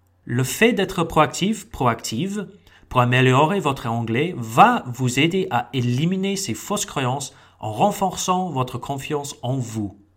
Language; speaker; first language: French; non-native, fluent; English